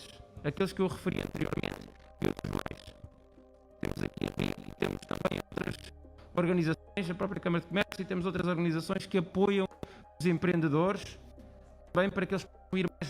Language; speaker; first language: Portuguese; non-native, local second language; Kabuverdianu